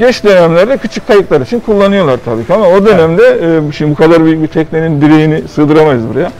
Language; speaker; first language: Turkish; native; Turkish